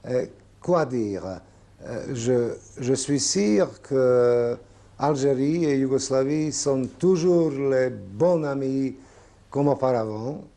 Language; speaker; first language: French; non-native, fluent; Serbian